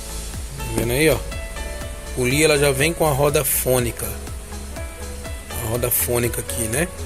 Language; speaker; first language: Portuguese; native; Portuguese